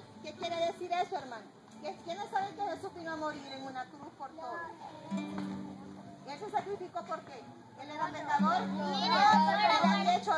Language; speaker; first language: Spanish; native; Spanish